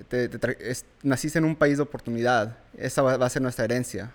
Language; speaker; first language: Spanish; early bilingual, heritage; Spanish